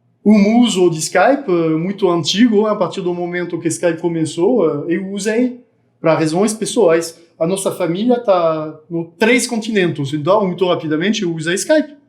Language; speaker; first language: Portuguese; non-native, fluent; French